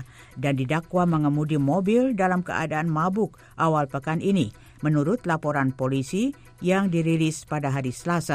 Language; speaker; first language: Indonesian; native; Indonesian